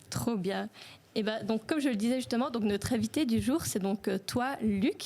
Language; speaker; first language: French; native; French